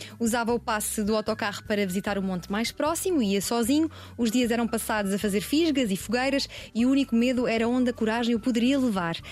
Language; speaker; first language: Portuguese; native; Portuguese